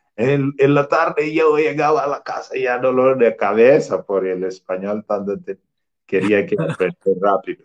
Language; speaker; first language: Spanish; non-native, fluent; Swahili